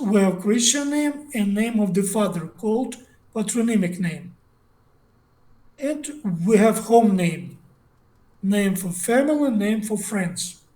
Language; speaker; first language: English; non-native, learner; Russian